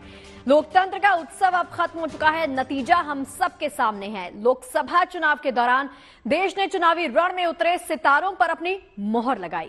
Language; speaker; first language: Hindi; native; Hindi